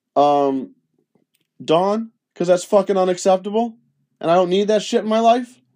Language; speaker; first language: English; early bilingual, other home language; Spanish